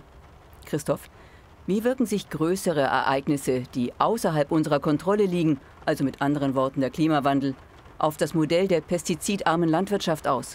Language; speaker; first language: German; native; German